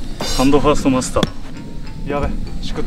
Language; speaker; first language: Japanese; native; Japanese